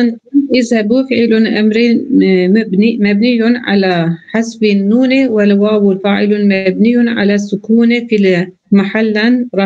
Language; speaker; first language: Arabic; non-native, learner; Turkish